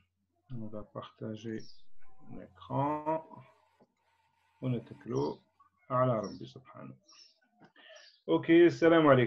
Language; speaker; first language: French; non-native, local second language; Arabic